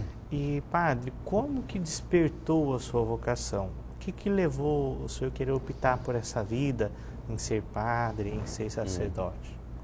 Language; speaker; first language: Portuguese; native; Portuguese